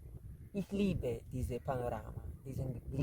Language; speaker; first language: German; non-native, fluent; Italian